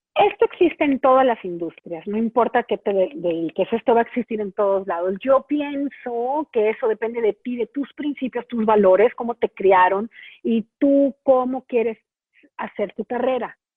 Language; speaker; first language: Spanish; native; Spanish